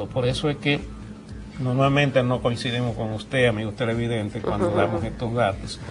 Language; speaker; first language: Spanish; native; Spanish